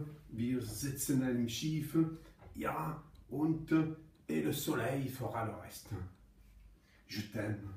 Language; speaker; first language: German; non-native, fluent; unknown